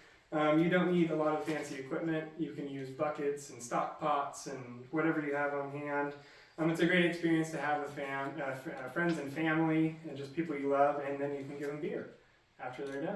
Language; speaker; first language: English; native; English